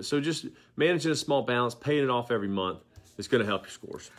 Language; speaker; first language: English; native; English